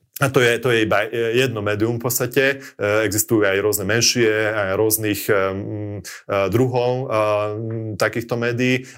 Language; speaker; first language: Slovak; non-native, local second language; Hungarian